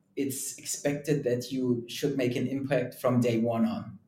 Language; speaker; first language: English; non-native, fluent; German